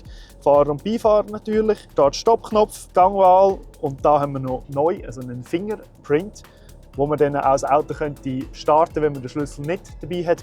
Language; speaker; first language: German; native; German